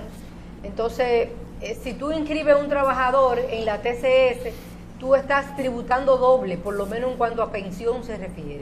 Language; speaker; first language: Spanish; native; Spanish